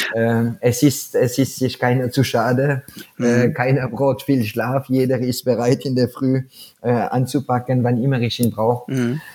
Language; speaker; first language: German; non-native, fluent; French